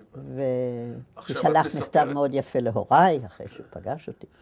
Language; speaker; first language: Hebrew; native; Hebrew